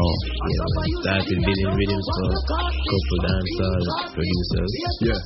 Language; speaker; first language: English; non-native, local second language; Jamaican Creole English